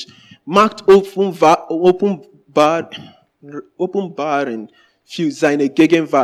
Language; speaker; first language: German; non-native, learner; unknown